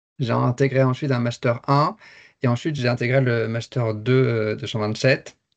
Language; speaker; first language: French; native; French